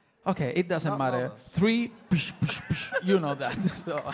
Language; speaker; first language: English; non-native, learner; Spanish